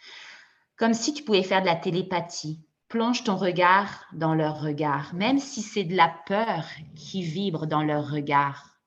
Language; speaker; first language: French; native; French